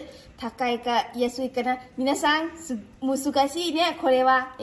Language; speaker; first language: Japanese; non-native, learner; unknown